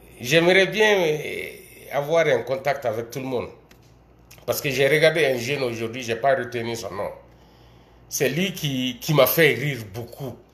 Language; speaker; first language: French; non-native, local second language; Bambara